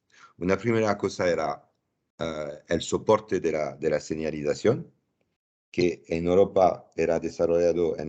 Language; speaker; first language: Spanish; non-native, fluent; French